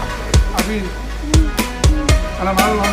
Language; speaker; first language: Hindi; non-native, learner; Bangla